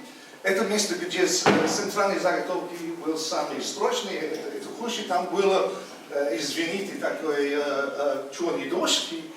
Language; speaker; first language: Russian; non-native, learner; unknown